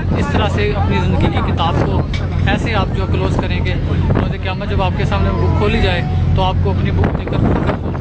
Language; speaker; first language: Urdu; native; Urdu